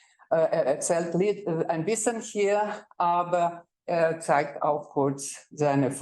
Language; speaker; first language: German; non-native, fluent; Croatian